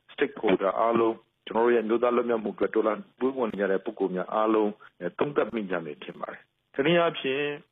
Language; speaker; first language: Burmese; native; Burmese